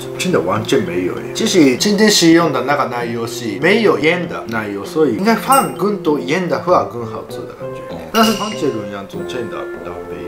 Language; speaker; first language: Chinese; non-native, learner; Japanese